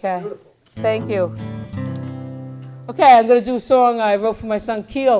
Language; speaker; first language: English; native; English